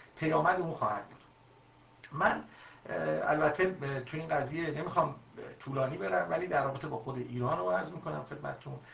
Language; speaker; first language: Persian; non-native, local second language; Azerbaijani